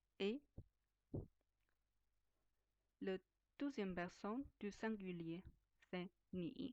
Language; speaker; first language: French; non-native, fluent; Chinese